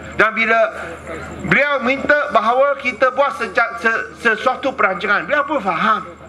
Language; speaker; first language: Malay; non-native, local second language; Chinese